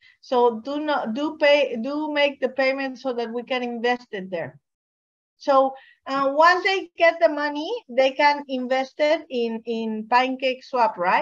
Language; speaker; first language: English; non-native, fluent; Spanish